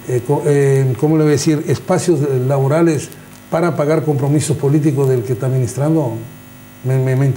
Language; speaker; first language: Spanish; native; Spanish